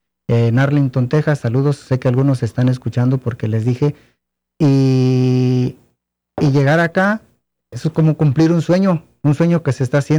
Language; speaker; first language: Spanish; native; Spanish